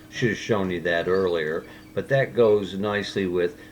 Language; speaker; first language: English; native; English